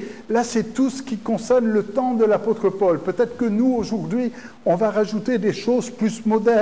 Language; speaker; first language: French; native; French